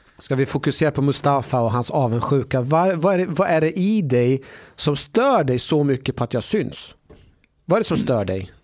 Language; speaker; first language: Swedish; early bilingual, other home language; Persian